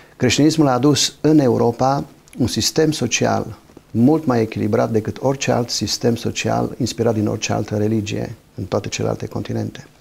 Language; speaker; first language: Romanian; native; Romanian